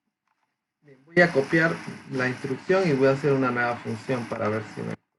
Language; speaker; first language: Spanish; native; Spanish